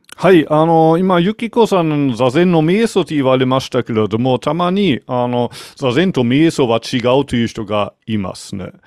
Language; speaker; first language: Japanese; non-native, fluent; German